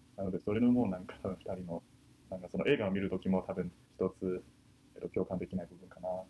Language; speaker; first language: Japanese; non-native, fluent; Chinese